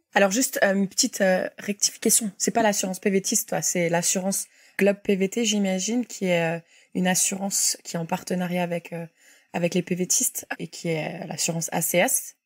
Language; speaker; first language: French; native; French